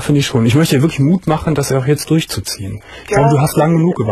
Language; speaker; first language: German; native; German